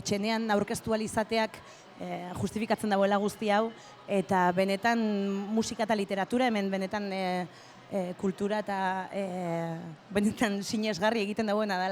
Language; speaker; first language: Basque; native; Basque